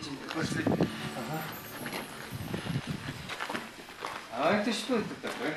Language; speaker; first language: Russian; non-native, learner; Korean